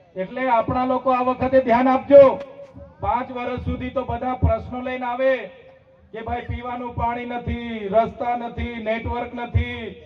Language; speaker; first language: Gujarati; non-native, local second language; Vasavi